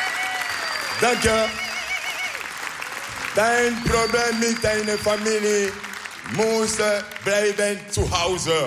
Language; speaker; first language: Dutch; non-native, learner; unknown